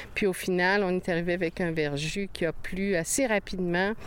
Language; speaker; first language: French; native; French